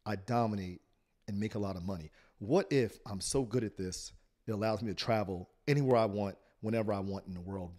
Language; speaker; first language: English; native; English